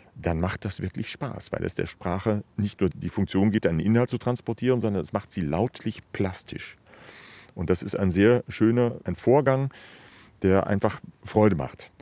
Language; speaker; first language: German; native; German